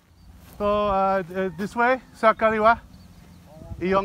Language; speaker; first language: Filipino; non-native, learner; English